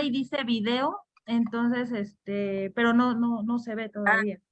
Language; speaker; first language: Spanish; native; Spanish